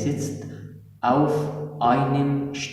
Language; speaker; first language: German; non-native, fluent; Arabic